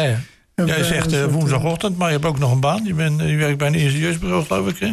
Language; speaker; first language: Dutch; native; Dutch